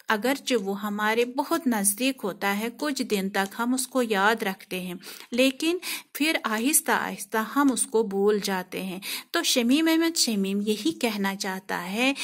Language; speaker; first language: Urdu; non-native, local second language; Kashmiri